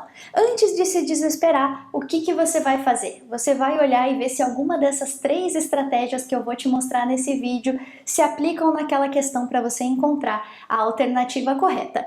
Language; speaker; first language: Portuguese; native; Portuguese